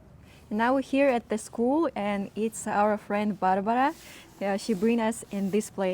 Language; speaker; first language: English; non-native, learner; Spanish